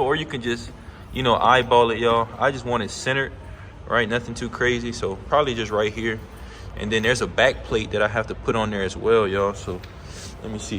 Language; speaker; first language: English; native; English